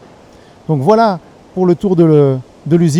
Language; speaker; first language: French; native; French